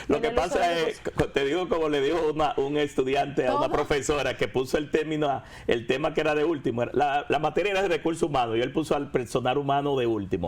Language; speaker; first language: Spanish; native; Spanish